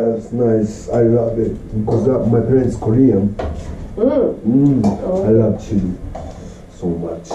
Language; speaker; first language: English; non-native, learner; Japanese